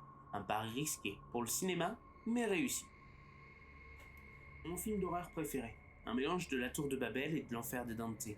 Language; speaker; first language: French; native; French